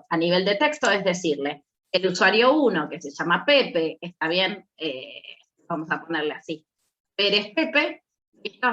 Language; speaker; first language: Spanish; native; Spanish